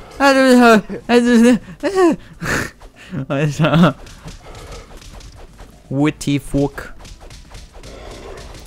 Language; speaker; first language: German; native; German